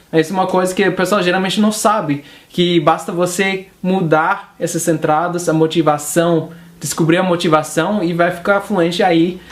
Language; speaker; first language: Portuguese; non-native, fluent; English